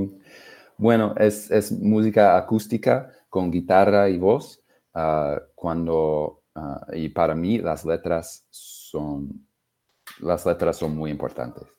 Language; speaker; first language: Spanish; non-native, fluent; English